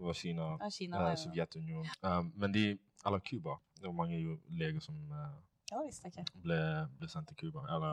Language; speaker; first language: Norwegian; non-native, fluent; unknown